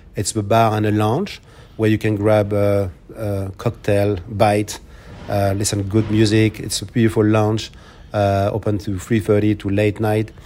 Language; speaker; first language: English; non-native, fluent; French